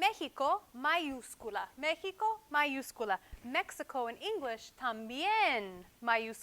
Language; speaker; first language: Spanish; non-native, fluent; English